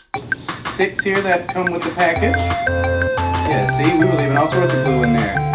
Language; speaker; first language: English; native; English